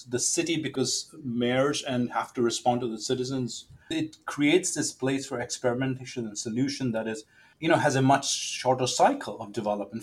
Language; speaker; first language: English; non-native, local second language; Hindi